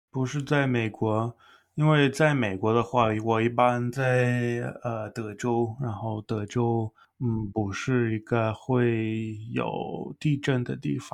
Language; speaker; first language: Chinese; non-native, fluent; English